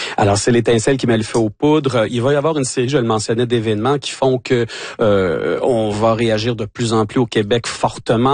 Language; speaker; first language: French; native; French